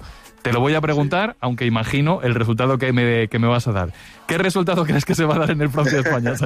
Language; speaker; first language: Spanish; native; Spanish